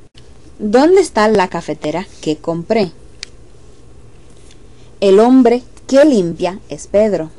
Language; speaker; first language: Spanish; non-native, fluent; English